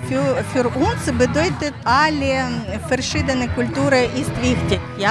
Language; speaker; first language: German; non-native, learner; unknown